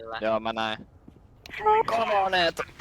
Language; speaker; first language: Finnish; native; Finnish